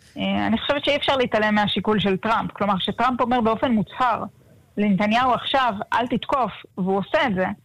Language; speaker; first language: Hebrew; native; Hebrew